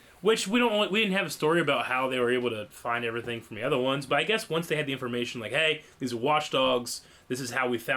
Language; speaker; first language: English; native; English